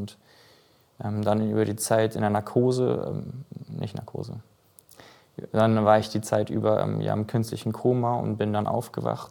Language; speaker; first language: German; native; German